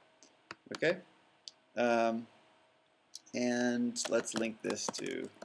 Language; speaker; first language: English; native; English